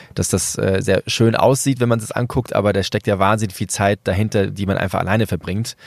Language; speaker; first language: German; early bilingual, other home language; Spanish